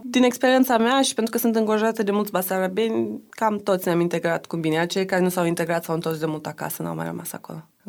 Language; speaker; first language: Romanian; native; Romanian